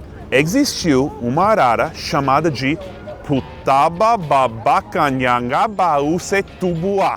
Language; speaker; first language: Portuguese; non-native, fluent; English